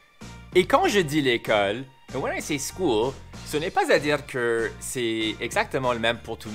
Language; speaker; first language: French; non-native, fluent; English